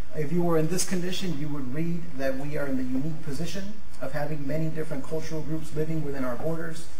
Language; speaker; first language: English; native; English